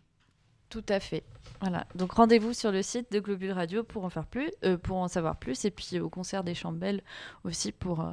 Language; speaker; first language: French; native; French